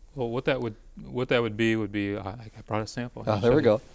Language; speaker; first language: English; native; English